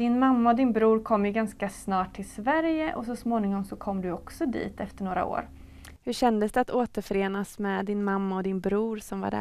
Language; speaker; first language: Swedish; native; Swedish